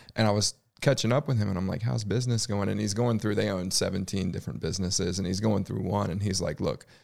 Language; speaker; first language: English; native; English